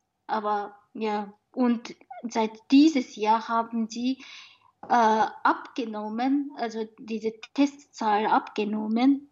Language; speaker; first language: German; non-native, learner; Japanese